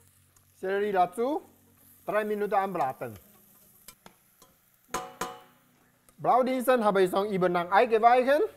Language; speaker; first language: German; non-native, learner; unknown